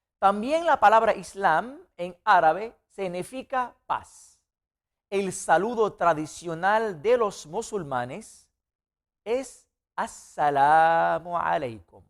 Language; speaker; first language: Spanish; non-native, fluent; Arabic